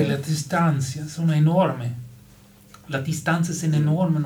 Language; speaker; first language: Italian; non-native, learner; German